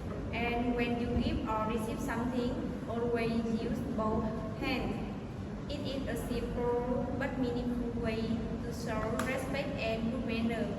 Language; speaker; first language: English; non-native, learner; Vietnamese